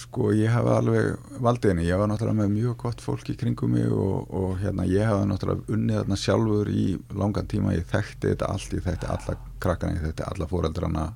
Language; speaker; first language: Icelandic; native; Icelandic